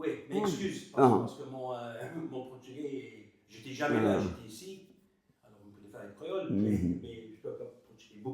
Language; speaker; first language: French; non-native, learner; English